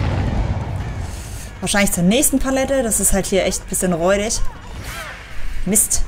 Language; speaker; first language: German; native; German